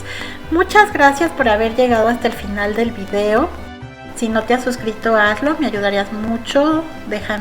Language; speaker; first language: Spanish; native; Spanish